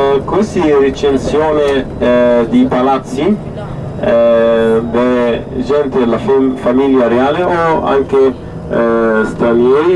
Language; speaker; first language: Italian; non-native, fluent; Arabic